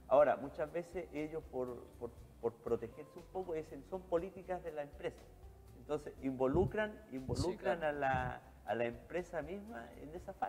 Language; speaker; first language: Spanish; native; Spanish